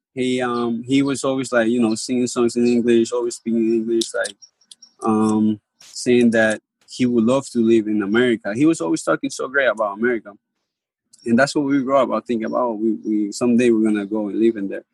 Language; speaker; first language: English; non-native, fluent; Spanish